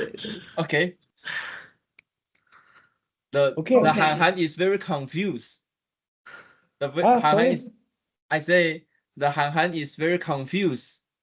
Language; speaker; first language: English; non-native, learner; Chinese